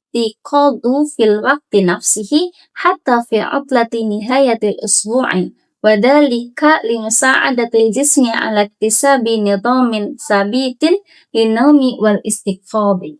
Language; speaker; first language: Arabic; non-native, learner; Indonesian